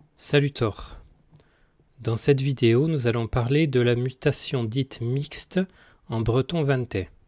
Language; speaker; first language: French; native; French